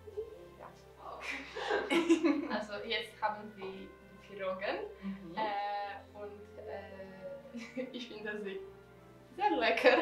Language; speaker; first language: German; non-native, fluent; Polish